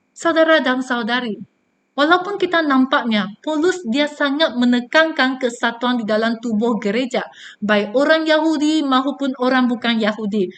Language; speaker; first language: Malay; non-native, local second language; Chinese